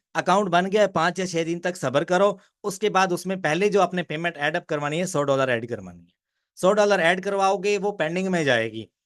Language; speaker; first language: Urdu; non-native, local second language; Punjabi